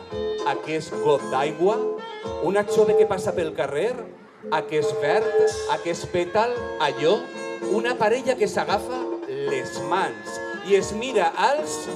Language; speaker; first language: Catalan; native; Catalan